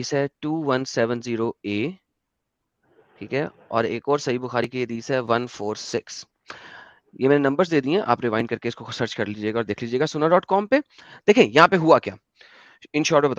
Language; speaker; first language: Hindi; native; Hindi